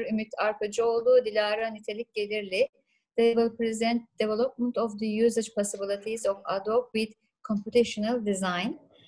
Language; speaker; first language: English; non-native, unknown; Turkish